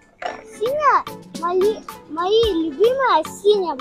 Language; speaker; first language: Russian; non-native, local second language; Kazakh